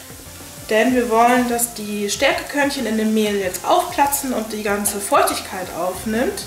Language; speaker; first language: German; native; German